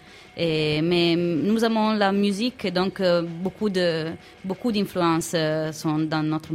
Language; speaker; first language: French; non-native, fluent; Italian